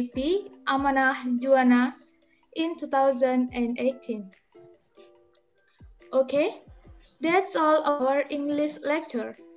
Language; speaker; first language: English; non-native, learner; Indonesian